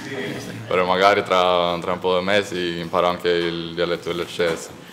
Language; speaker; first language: Italian; non-native, learner; Norwegian